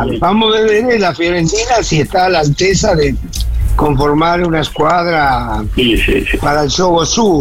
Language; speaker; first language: Italian; non-native, fluent; Spanish